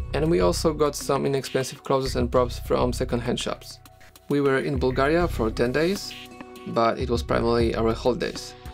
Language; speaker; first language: English; non-native, fluent; Polish